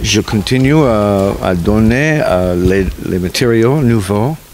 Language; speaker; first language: French; non-native, learner; English